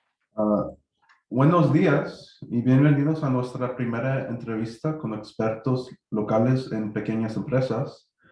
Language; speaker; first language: Spanish; early bilingual, heritage; Spanish